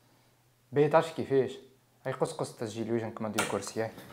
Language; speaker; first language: Arabic; native; Arabic